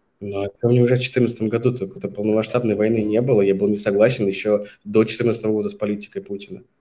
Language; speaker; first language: Russian; native; Russian